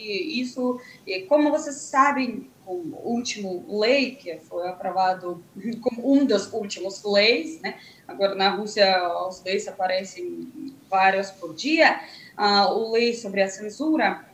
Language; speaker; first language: Portuguese; non-native, fluent; Russian